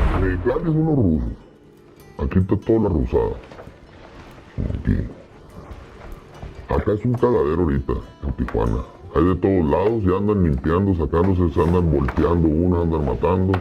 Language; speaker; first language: Spanish; native; Spanish